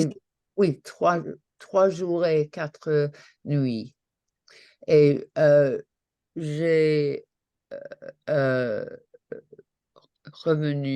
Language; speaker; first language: French; non-native, learner; English